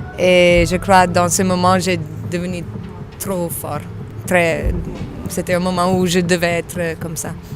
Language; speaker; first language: French; non-native, fluent; Italian